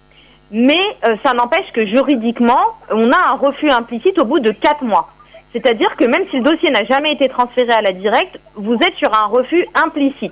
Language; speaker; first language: French; native; French